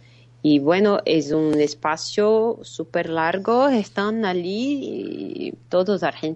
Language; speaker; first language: Spanish; non-native, fluent; Portuguese